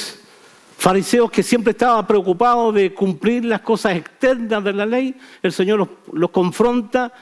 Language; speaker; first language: Spanish; native; Spanish